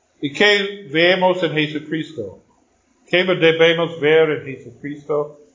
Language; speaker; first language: Spanish; non-native, fluent; Portuguese